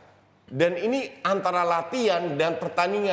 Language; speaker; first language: Indonesian; native; Indonesian